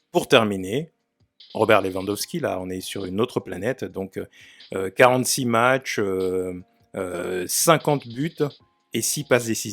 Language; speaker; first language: French; native; French